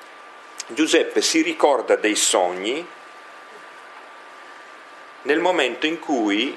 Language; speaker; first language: Italian; native; Italian